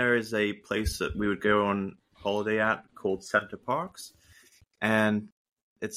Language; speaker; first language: English; native; English